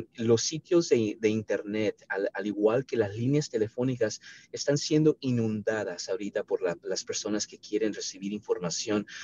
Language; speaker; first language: Spanish; native; Spanish